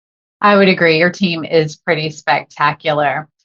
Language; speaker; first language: English; native; English